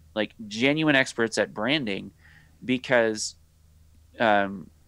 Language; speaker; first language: English; native; English